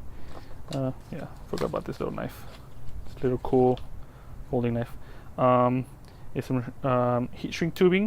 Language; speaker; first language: English; native; English